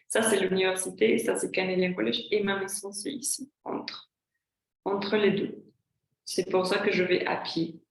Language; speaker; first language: French; non-native, fluent; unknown